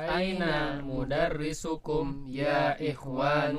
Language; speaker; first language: Arabic; non-native, learner; Indonesian